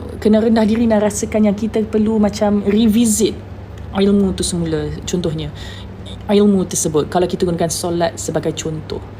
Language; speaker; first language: Malay; native; Malay